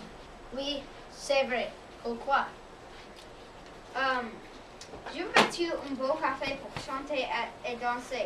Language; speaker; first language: French; non-native, learner; English